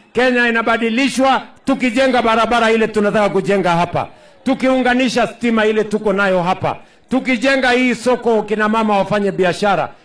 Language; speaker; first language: Swahili; non-native, local second language; Kalenjin